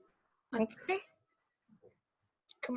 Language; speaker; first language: English; non-native, learner; Indonesian